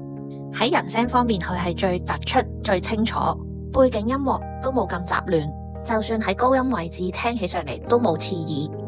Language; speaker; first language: Chinese; native; Chinese